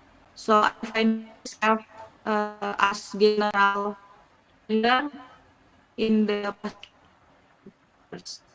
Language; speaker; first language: English; non-native, learner; Indonesian